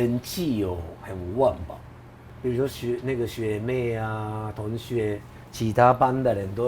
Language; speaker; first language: Chinese; non-native, fluent; Japanese